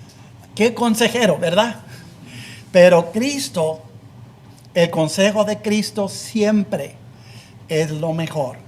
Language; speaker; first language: Spanish; non-native, fluent; English